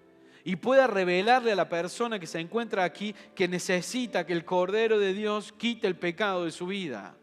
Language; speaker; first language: Spanish; native; Spanish